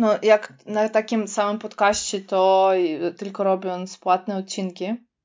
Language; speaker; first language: Polish; non-native, fluent; Russian